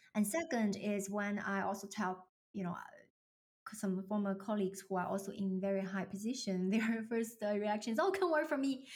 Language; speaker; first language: English; non-native, fluent; Chinese